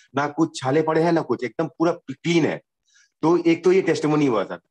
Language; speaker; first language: Hindi; non-native, local second language; Bangla